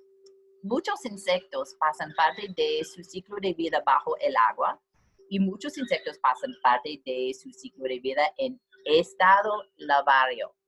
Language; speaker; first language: Spanish; non-native, learner; English